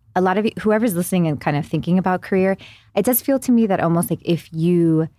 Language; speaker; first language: English; native; English